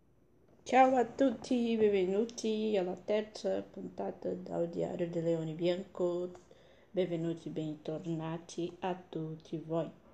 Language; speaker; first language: Italian; non-native, learner; Portuguese